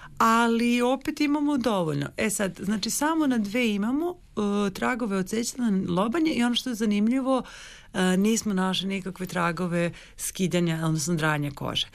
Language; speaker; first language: Serbian; native; Serbian